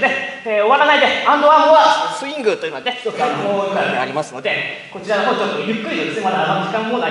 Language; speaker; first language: Japanese; native; Japanese